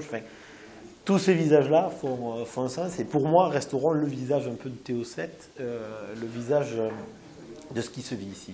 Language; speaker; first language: French; native; French